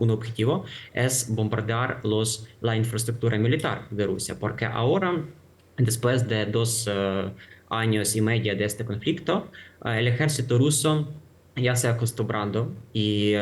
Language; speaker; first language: Spanish; non-native, fluent; Ukrainian